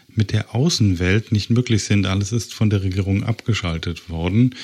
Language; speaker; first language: German; native; German